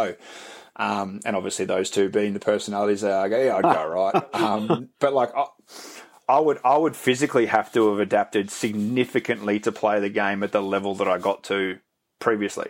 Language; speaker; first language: English; native; English